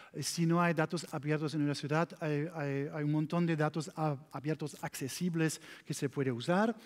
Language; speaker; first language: Spanish; non-native, learner; German